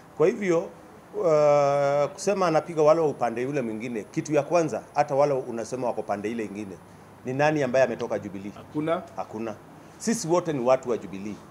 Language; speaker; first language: Swahili; non-native, local second language; Kikuyu